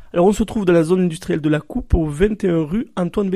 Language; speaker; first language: French; native; French